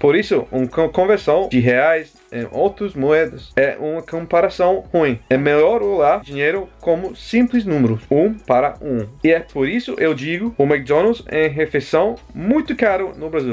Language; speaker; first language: Portuguese; non-native, fluent; English